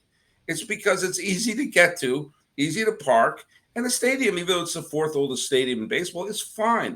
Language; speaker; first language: English; native; English